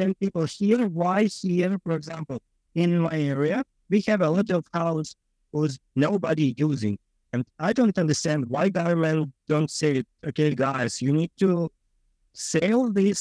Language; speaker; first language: English; non-native, learner; Ukrainian